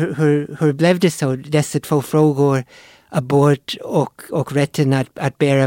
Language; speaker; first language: Swedish; non-native, fluent; English